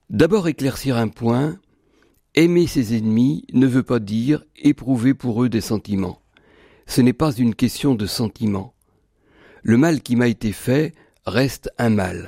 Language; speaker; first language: French; native; French